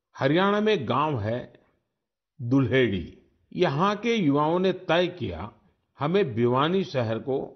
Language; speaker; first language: Hindi; non-native, local second language; Gujarati